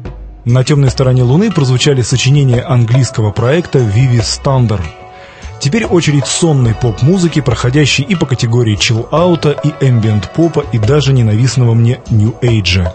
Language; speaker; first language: Russian; native; Russian